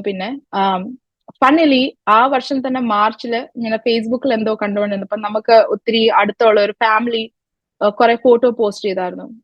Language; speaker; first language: Malayalam; early bilingual, other home language; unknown